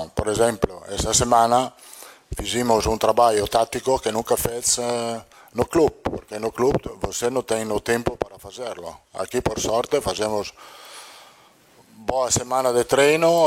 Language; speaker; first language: Portuguese; non-native, fluent; Italian